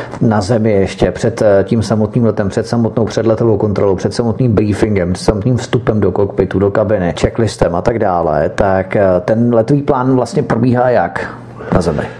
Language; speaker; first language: Czech; native; Czech